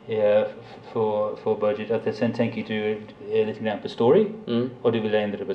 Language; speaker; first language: Swedish; non-native, fluent; English